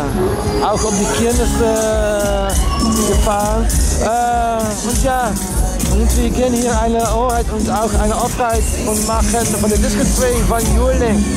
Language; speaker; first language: German; non-native, learner; Dutch